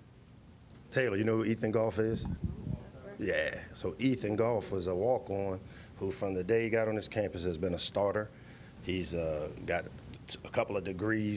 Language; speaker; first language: English; native; English